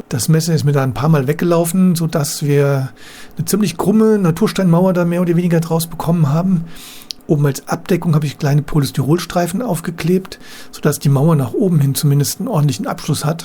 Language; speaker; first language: German; native; German